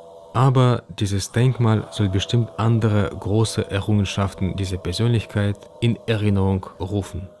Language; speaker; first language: German; native; German